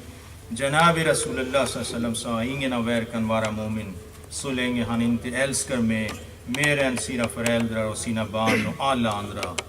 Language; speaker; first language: Swedish; non-native, fluent; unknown